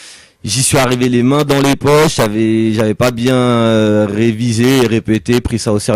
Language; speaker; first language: French; native; French